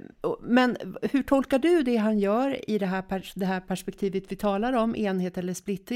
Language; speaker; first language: Swedish; native; Swedish